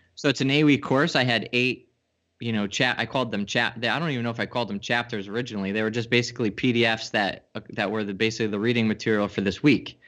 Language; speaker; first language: English; native; English